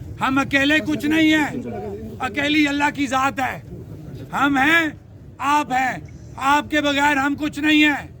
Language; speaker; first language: Urdu; non-native, local second language; Punjabi